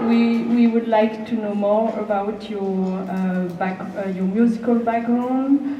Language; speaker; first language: English; non-native, learner; French